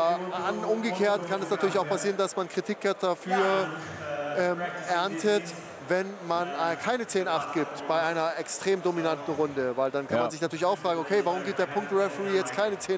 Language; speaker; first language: German; native; German